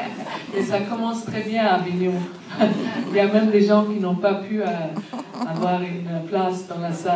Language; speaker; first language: French; non-native, fluent; Arabic